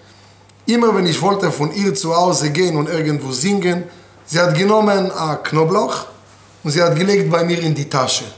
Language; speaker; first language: German; non-native, fluent; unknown